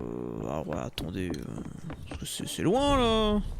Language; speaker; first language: French; native; French